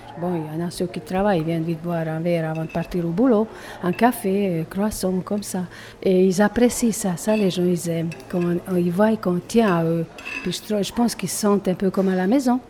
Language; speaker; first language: French; non-native, fluent; Bosnian